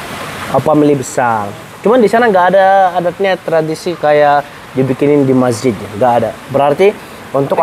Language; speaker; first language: Indonesian; non-native, learner; Arabic